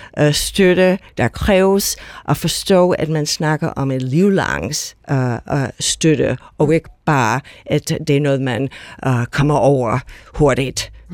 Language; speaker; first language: Danish; non-native, fluent; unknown